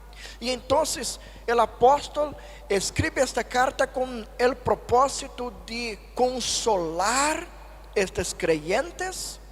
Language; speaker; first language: Spanish; non-native, fluent; Portuguese